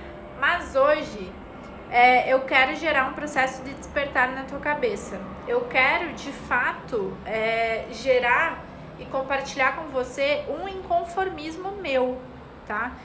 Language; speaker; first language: Portuguese; native; Portuguese